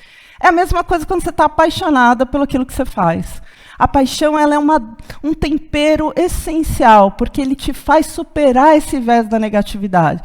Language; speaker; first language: Portuguese; native; Portuguese